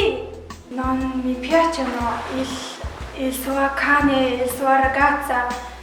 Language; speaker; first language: Italian; non-native, learner; Mongolian